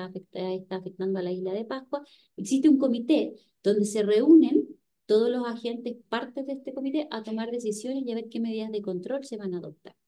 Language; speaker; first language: Spanish; native; Spanish